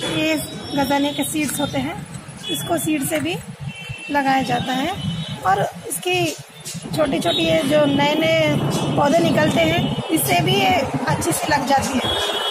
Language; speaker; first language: Hindi; non-native, local second language; Kannada